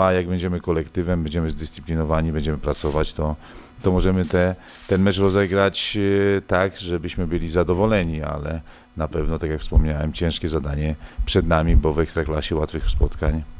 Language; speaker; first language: Polish; native; Polish